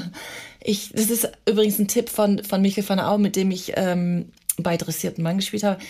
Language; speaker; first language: German; early bilingual, other home language; English